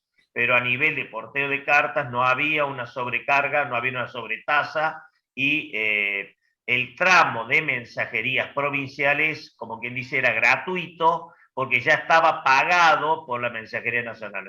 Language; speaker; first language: Spanish; native; Spanish